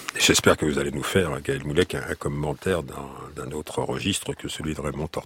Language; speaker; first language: French; native; French